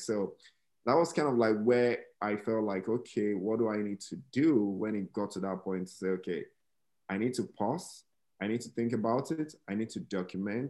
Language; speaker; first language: English; non-native, local second language; Yoruba